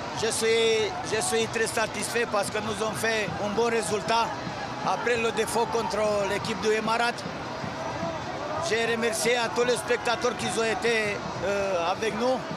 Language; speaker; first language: French; non-native, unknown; Arabic